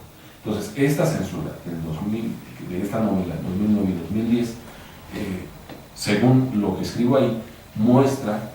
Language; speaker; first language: Spanish; native; Spanish